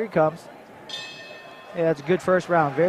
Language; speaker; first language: English; native; English